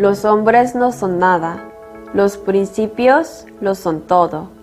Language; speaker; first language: Spanish; non-native, fluent; Korean